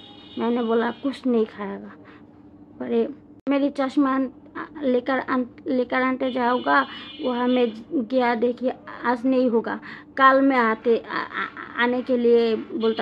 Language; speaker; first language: Hindi; non-native, learner; Bangla